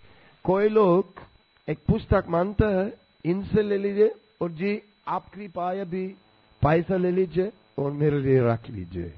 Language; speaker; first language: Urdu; non-native, learner; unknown